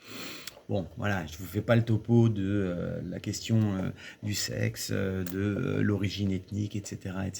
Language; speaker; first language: French; native; French